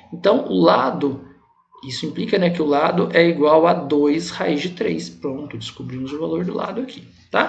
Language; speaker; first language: Portuguese; native; Portuguese